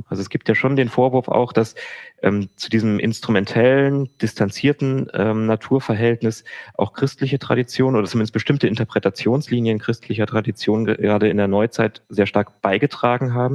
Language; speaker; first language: German; native; German